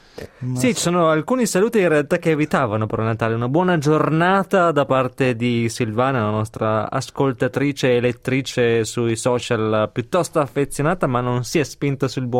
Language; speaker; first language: Italian; native; Italian